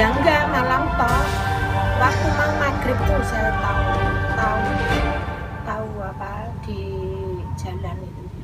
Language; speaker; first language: Indonesian; non-native, local second language; Javanese